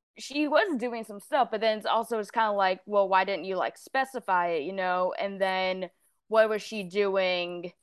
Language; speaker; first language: English; native; English